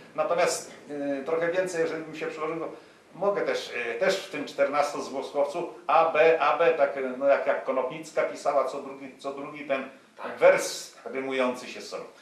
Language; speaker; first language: Polish; native; Polish